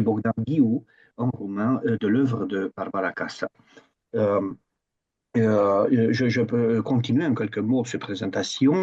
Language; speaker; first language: French; non-native, fluent; Romanian